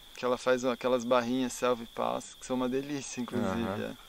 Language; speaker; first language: Portuguese; native; Portuguese